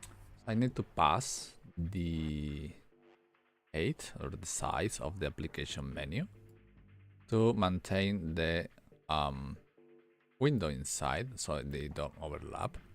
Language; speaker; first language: English; non-native, fluent; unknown